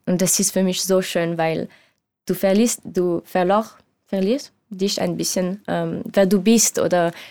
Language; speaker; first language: German; non-native, learner; French